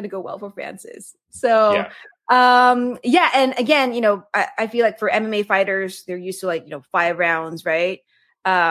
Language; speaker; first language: English; non-native, local second language; Filipino